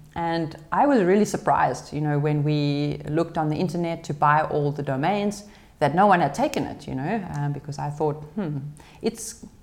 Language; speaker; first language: English; native; English